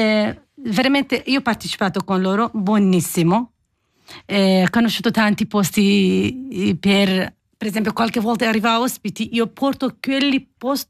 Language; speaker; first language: Italian; non-native, learner; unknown